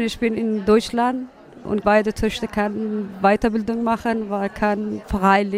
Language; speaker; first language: German; non-native, learner; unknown